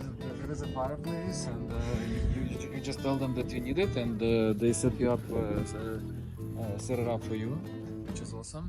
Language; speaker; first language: English; non-native, fluent; Russian